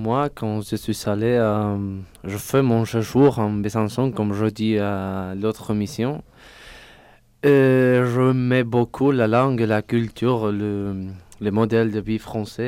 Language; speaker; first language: French; non-native, fluent; Spanish